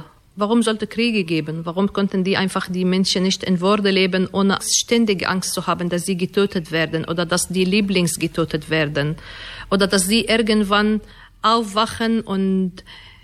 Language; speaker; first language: German; non-native, fluent; Arabic